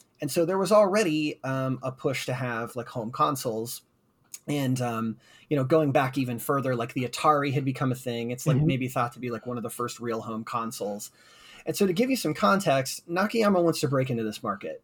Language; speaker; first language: English; native; English